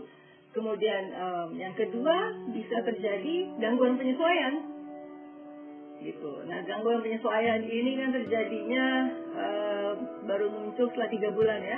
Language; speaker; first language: Indonesian; native; Indonesian